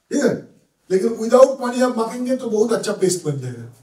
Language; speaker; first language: Hindi; non-native, local second language; Bangla